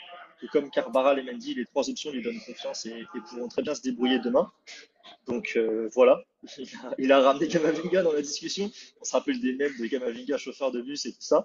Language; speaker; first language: French; native; French